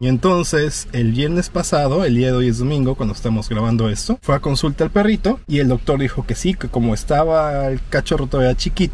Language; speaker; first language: Spanish; native; Spanish